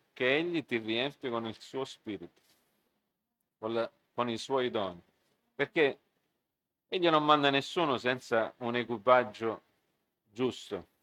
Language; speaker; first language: Italian; early bilingual, heritage; Italian